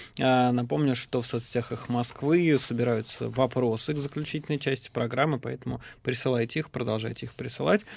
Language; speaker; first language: Russian; native; Russian